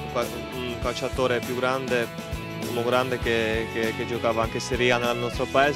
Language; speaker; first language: Italian; non-native, fluent; Czech